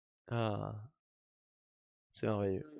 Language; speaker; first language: French; native; French